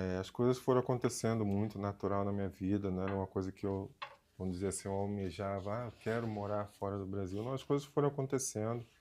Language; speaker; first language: Portuguese; native; Portuguese